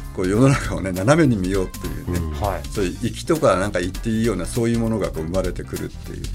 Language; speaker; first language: Japanese; native; Japanese